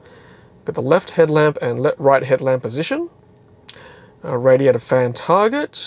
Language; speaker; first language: English; native; English